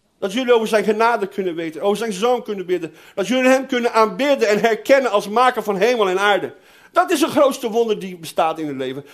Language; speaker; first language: Dutch; non-native, fluent; Portuguese